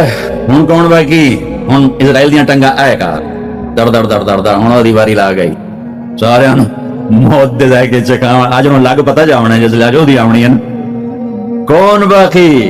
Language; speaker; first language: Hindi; non-native, local second language; Punjabi